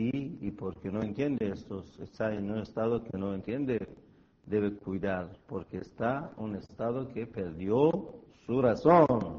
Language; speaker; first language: Spanish; non-native, fluent; Persian